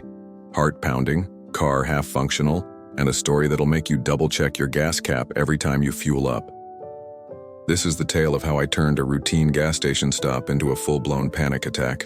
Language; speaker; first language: English; native; English